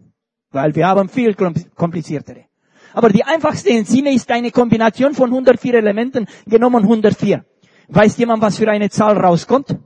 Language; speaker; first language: German; non-native, fluent; Romanian